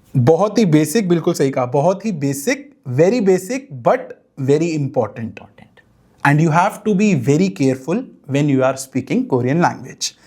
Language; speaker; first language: Hindi; native; Hindi